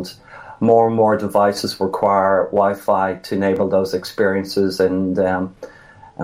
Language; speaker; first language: English; native; English